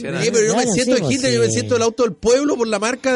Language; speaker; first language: Spanish; native; Spanish